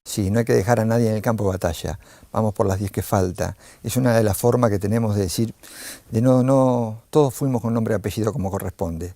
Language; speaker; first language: Spanish; native; Spanish